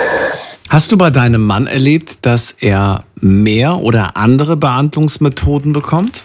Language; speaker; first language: German; native; German